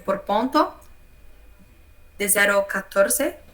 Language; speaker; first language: Spanish; non-native, learner; Portuguese